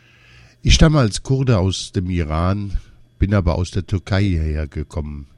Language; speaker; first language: German; non-native, learner; Kurdish